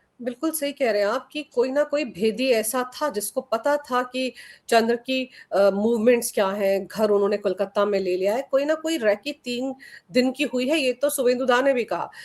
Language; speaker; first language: Hindi; native; Hindi